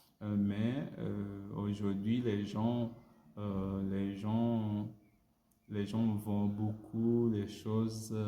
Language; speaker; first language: French; non-native, learner; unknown